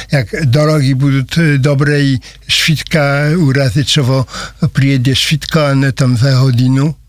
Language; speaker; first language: Ukrainian; non-native, learner; Polish